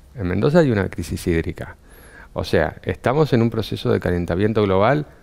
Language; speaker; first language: Spanish; native; Spanish